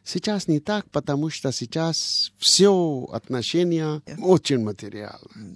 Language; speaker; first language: Russian; non-native, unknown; Punjabi